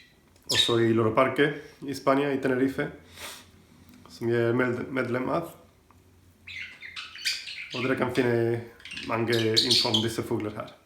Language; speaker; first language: Norwegian; non-native, learner; Spanish